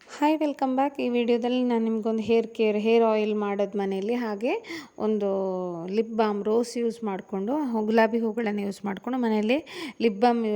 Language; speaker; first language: Kannada; non-native, local second language; Tulu